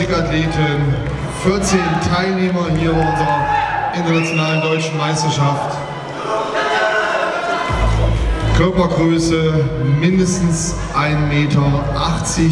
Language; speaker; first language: German; native; German